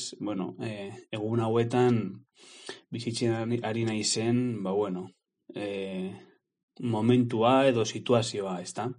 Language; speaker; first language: Basque; non-native, learner; Spanish